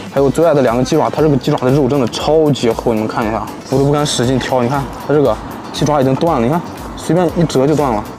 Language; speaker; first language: Chinese; native; Chinese